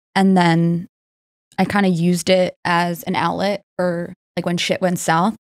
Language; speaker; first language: English; native; English